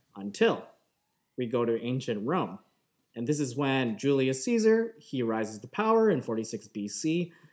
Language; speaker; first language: English; native; English